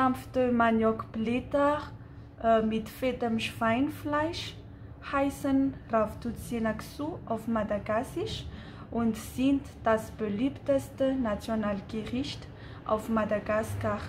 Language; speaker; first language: German; non-native, fluent; Malagasy